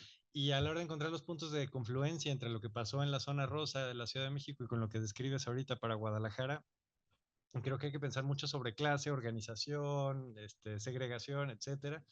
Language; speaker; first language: Spanish; native; Spanish